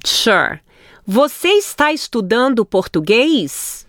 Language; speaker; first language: Portuguese; native; Portuguese